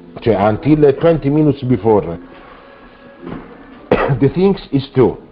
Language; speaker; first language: English; non-native, learner; Italian